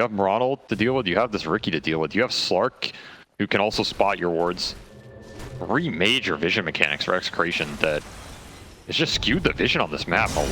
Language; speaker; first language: English; native; English